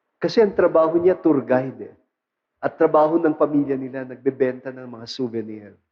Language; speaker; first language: Filipino; non-native, local second language; Pampanga